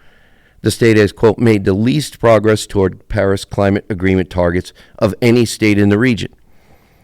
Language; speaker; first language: English; native; English